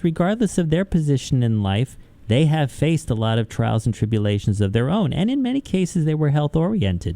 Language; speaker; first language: English; native; English